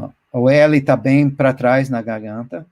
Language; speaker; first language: Portuguese; non-native, fluent; English